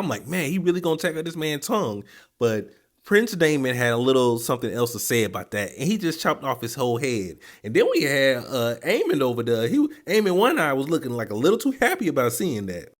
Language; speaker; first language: English; native; English